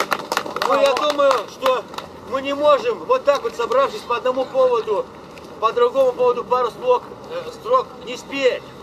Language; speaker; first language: Russian; native; Russian